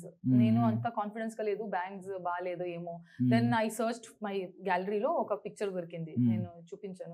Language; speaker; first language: Telugu; non-native, learner; Kannada